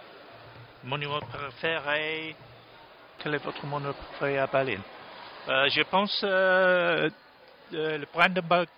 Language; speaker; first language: French; non-native, learner; German